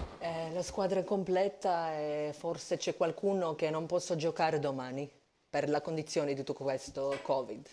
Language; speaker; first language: Italian; non-native, fluent; Croatian